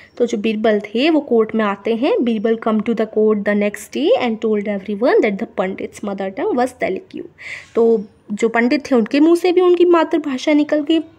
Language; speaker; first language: Hindi; native; Hindi